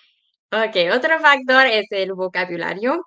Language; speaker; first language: Spanish; non-native, fluent; English